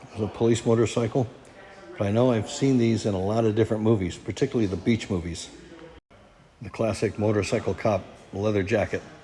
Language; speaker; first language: English; native; English